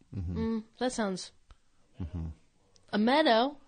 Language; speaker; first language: English; native; English